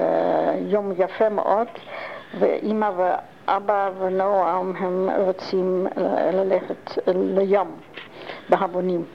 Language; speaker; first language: Hebrew; non-native, learner; Dutch